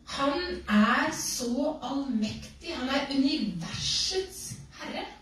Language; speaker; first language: Norwegian; native; Norwegian